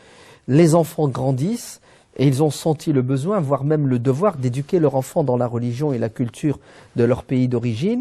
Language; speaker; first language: French; early bilingual, other home language; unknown